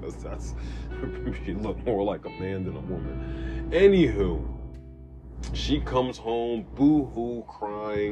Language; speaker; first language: English; native; English